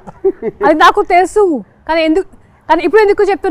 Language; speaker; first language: Telugu; non-native, fluent; Hindi